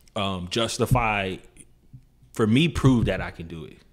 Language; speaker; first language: English; native; English